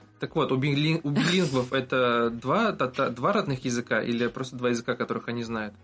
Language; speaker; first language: Russian; native; Russian